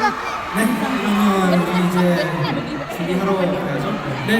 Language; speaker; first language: Korean; non-native, fluent; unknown